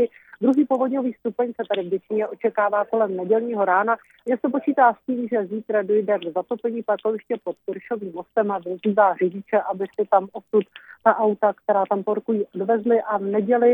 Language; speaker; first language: Czech; native; Czech